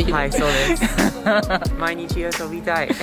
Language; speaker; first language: Japanese; non-native, learner; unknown